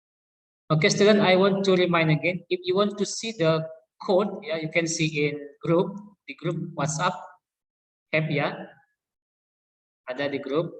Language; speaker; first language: English; non-native, learner; Indonesian